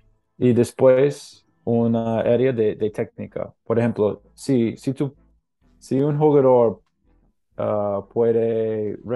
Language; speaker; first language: Spanish; non-native, learner; English